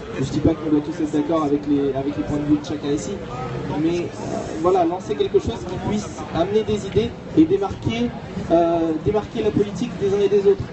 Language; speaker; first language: French; native; French